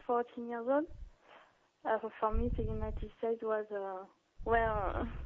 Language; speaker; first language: English; non-native, learner; French